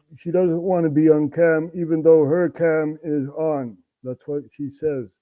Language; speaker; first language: English; non-native, fluent; Dutch